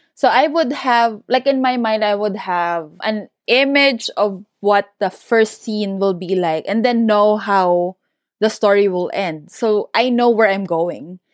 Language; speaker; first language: English; non-native, local second language; Filipino